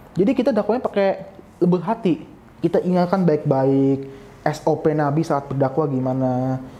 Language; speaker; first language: Indonesian; native; Indonesian